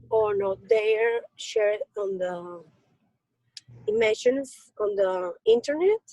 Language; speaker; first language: English; non-native, learner; Spanish